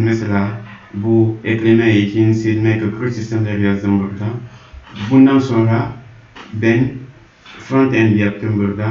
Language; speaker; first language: Turkish; non-native, learner; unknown